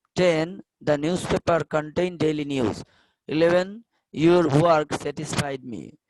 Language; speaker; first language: English; non-native, local second language; Bangla